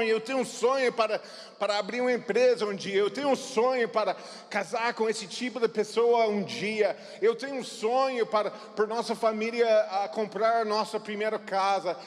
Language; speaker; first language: Portuguese; non-native, fluent; English